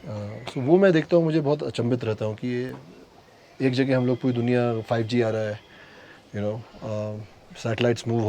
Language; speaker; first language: Hindi; native; Hindi